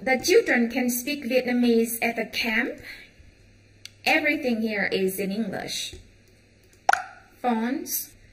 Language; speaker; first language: English; non-native, fluent; Vietnamese